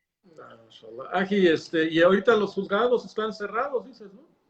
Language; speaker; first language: Spanish; native; Spanish